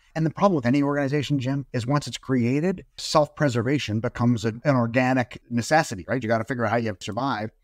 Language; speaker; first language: English; native; English